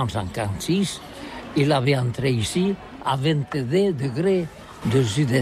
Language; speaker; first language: French; non-native, local second language; Catalan